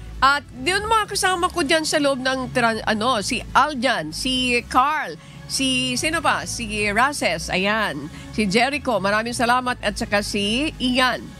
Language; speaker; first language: Filipino; native; Filipino